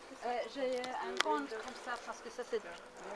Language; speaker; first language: French; non-native, learner; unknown